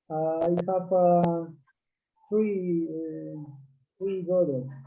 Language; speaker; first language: English; non-native, learner; Quechua